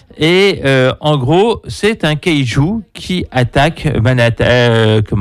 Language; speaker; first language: French; native; French